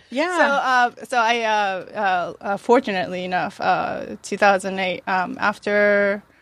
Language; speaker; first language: English; non-native, fluent; Japanese